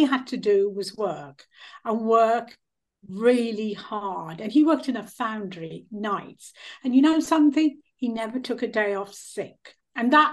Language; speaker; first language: English; early bilingual, other home language; Punjabi